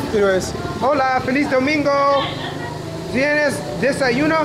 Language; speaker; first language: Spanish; non-native, learner; English